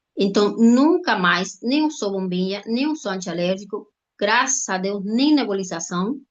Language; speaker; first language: Portuguese; non-native, fluent; Spanish